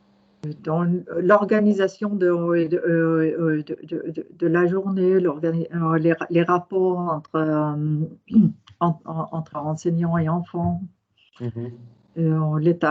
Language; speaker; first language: French; non-native, fluent; Norwegian